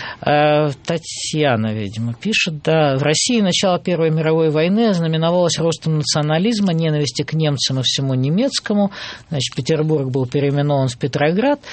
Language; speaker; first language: Russian; native; Russian